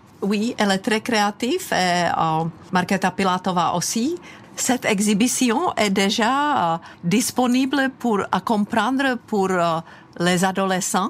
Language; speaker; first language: French; non-native, fluent; Czech